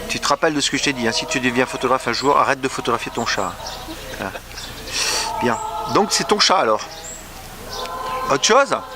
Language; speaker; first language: French; native; French